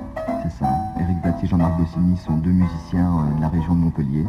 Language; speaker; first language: French; native; French